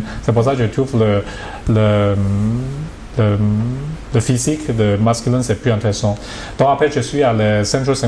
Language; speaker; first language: French; non-native, learner; Cantonese